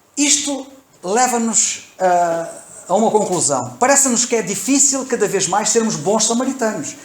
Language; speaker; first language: Portuguese; native; Portuguese